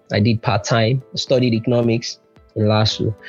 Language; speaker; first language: English; non-native, local second language; Yoruba